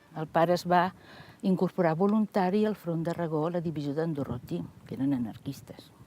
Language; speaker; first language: Catalan; native; Catalan